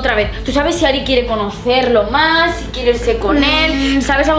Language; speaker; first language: Spanish; native; Spanish